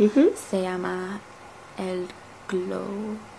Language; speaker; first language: Spanish; non-native, learner; English